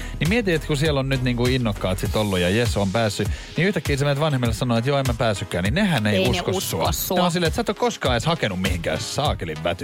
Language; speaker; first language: Finnish; native; Finnish